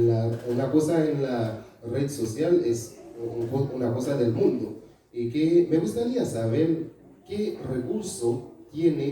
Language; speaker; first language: Spanish; non-native, fluent; Haitian Creole